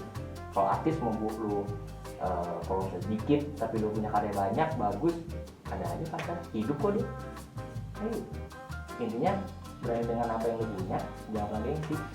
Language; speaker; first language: Indonesian; native; Indonesian